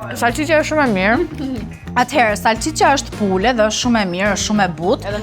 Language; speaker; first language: Albanian; native; Albanian